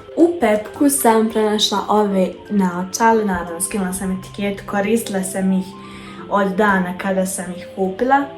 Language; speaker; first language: Bosnian; early bilingual, heritage; Bosnian